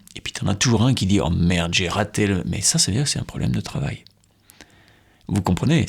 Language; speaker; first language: French; native; French